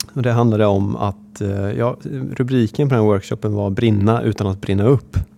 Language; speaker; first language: Swedish; native; Swedish